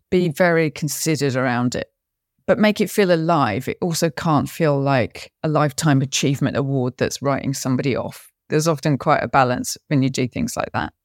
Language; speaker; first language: English; native; English